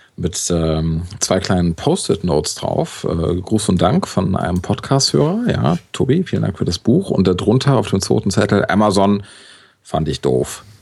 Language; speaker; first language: German; native; German